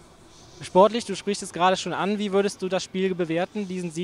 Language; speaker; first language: German; native; German